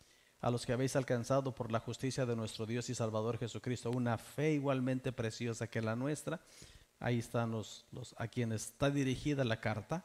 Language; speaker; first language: Spanish; native; Spanish